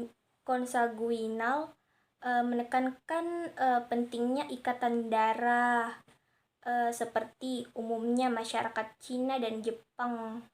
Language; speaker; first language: Indonesian; native; Indonesian